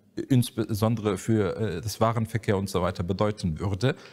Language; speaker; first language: German; native; German